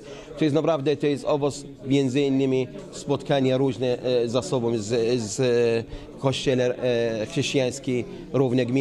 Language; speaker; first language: Polish; non-native, learner; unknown